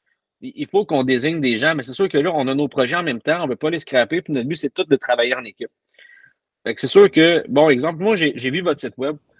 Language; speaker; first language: French; native; French